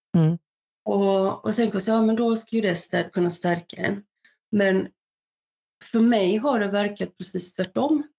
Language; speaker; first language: Swedish; early bilingual, other home language; Bosnian